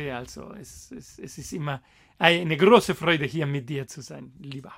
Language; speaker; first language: German; non-native, fluent; Spanish